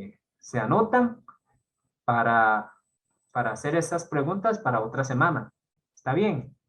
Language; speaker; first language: Spanish; non-native, fluent; Korean